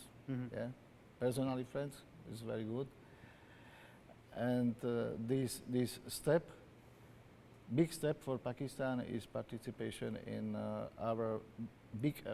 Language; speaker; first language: English; non-native, learner; Slovak